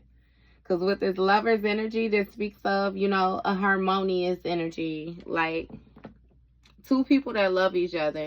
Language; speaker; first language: English; native; English